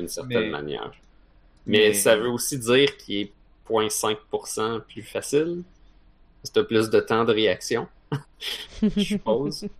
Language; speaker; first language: French; native; French